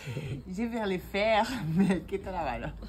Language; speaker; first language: French; non-native, learner; Spanish